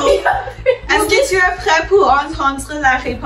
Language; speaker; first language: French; non-native, learner; English